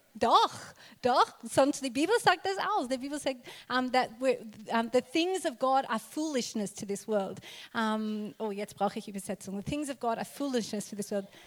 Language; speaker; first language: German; non-native, fluent; English